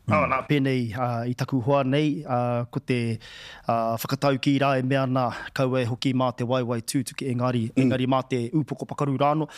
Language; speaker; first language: Māori; non-native, local second language; English